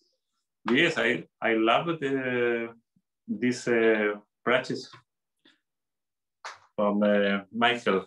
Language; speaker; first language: English; non-native, fluent; Spanish